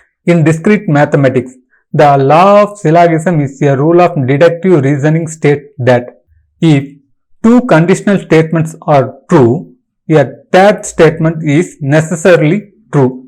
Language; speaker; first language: English; non-native, local second language; Tamil